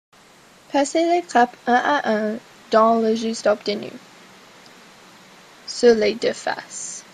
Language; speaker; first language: French; non-native, learner; English